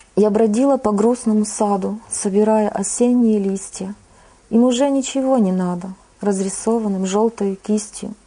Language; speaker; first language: Russian; non-native, local second language; Ukrainian